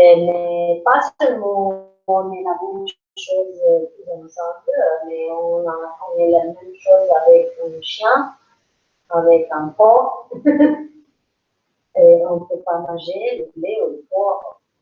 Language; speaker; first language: French; non-native, learner; English